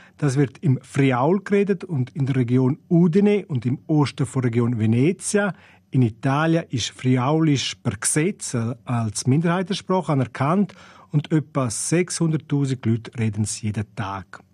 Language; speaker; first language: German; non-native, local second language; Romansh